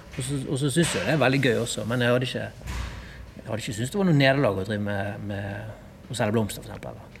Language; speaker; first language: Norwegian; native; Norwegian